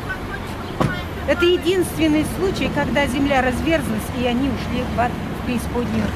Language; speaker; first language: Russian; native; Russian